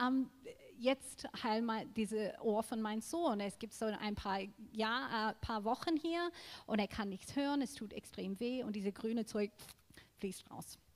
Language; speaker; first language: German; non-native, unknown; English